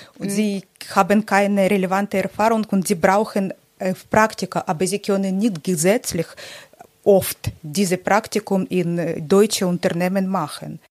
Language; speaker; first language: German; non-native, learner; Ukrainian